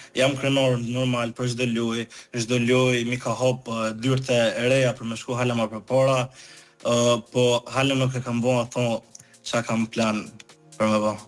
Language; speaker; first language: Albanian; early bilingual, heritage; Albanian